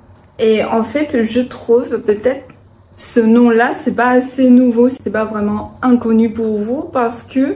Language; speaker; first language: French; non-native, fluent; Chinese